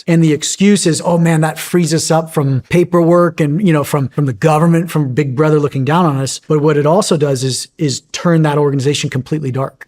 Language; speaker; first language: English; native; English